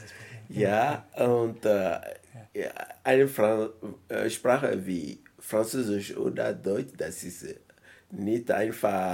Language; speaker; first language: German; non-native, learner; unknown